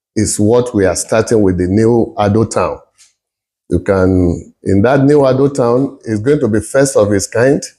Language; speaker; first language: English; non-native, local second language; Yoruba